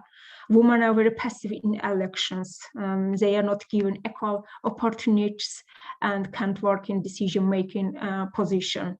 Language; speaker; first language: English; non-native, fluent; Azerbaijani